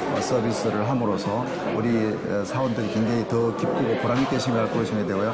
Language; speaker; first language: Korean; native; Korean